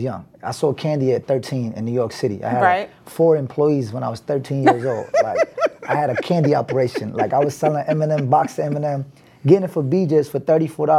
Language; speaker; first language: English; native; English